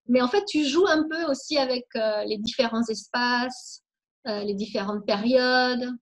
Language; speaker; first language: French; native; French